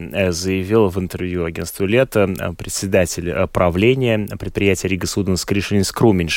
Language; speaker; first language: Russian; native; Russian